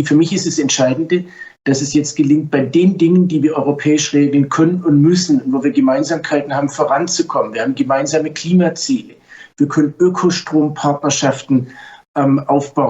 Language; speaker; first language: German; native; German